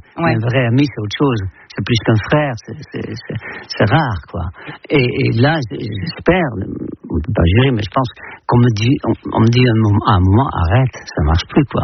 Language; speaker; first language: French; non-native, fluent; Dutch